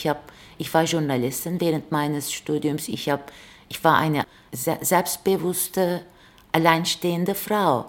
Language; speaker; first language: German; non-native, fluent; Turkish